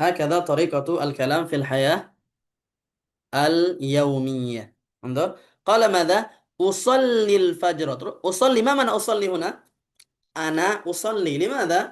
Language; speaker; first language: Arabic; non-native, fluent; Indonesian